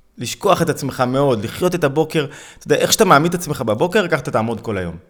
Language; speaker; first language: Hebrew; native; Hebrew